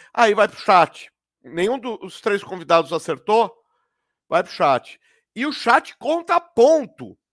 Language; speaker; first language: Portuguese; native; Portuguese